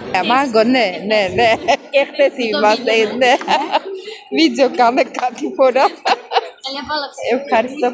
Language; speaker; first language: Greek; non-native, learner; Armenian